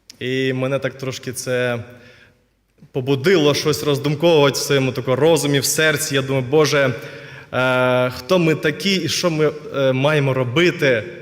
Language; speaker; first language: Ukrainian; non-native, local second language; Russian